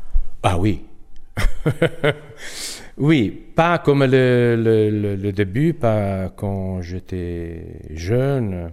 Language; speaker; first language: French; non-native, learner; Italian